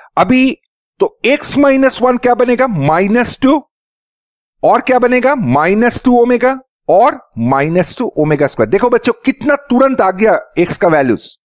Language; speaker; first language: Hindi; native; Hindi